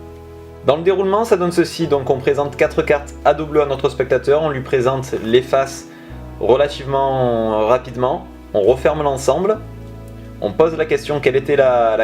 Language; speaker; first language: French; native; French